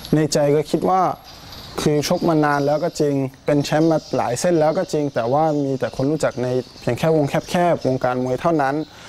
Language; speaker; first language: Thai; non-native, fluent; French